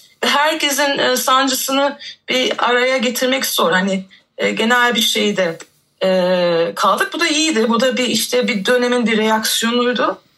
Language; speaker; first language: Turkish; early bilingual, heritage; Turkish